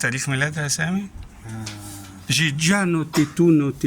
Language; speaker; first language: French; non-native, fluent; Arabic